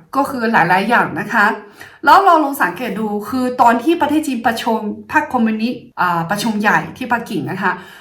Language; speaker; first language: Thai; non-native, fluent; Chinese